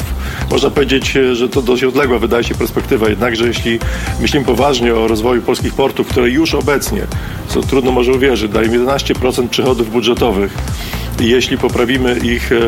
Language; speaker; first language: Polish; native; Polish